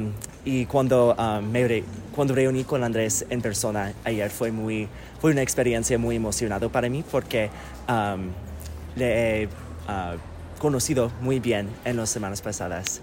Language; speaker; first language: Spanish; non-native, learner; English